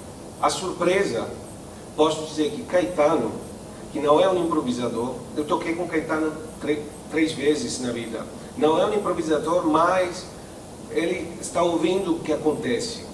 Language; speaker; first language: Portuguese; non-native, fluent; Italian